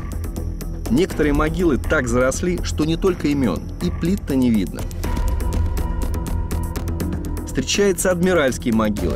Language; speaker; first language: Russian; native; Russian